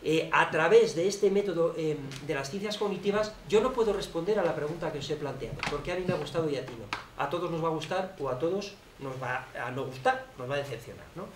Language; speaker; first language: Spanish; native; Spanish